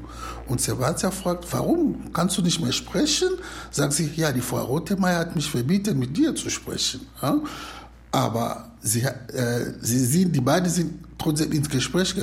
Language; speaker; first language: German; non-native, learner; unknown